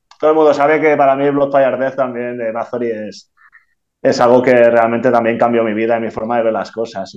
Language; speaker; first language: Spanish; non-native, local second language; Catalan